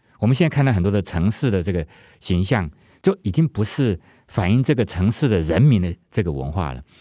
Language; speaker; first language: Chinese; non-native, local second language; Hakka Chinese